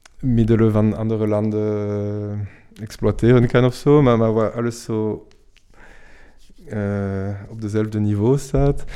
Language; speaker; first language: Dutch; non-native, fluent; French